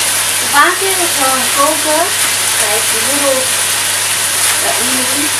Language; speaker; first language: Dutch; non-native, fluent; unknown